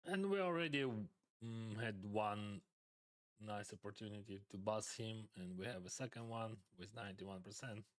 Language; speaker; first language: English; non-native, fluent; Ukrainian